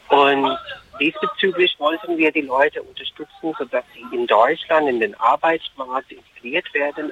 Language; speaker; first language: German; non-native, fluent; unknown